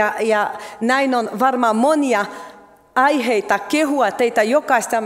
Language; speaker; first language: Finnish; non-native, fluent; French